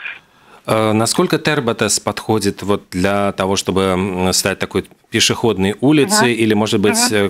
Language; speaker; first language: Russian; native; Russian